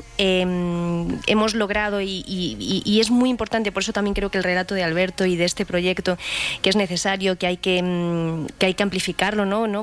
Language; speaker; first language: Spanish; native; Spanish